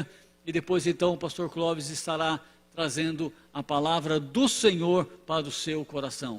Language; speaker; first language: Portuguese; native; Portuguese